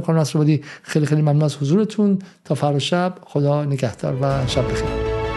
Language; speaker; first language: Persian; native; Persian